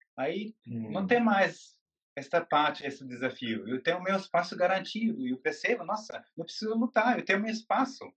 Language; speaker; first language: Portuguese; non-native, fluent; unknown